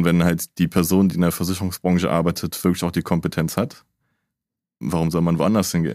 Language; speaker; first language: German; native; German